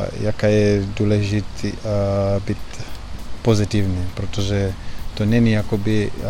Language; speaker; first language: Czech; non-native, learner; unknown